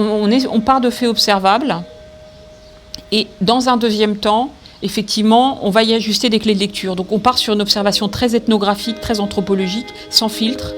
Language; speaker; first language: French; native; French